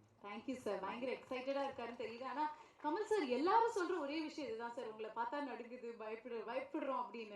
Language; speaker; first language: Tamil; native; Tamil